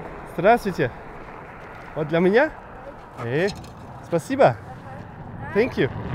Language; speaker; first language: Russian; non-native, learner; German